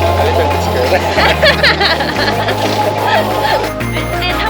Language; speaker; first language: English; non-native, learner; Korean